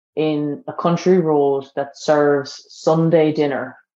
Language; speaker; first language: English; native; English